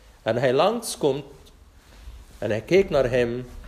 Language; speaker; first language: Dutch; non-native, fluent; Arabic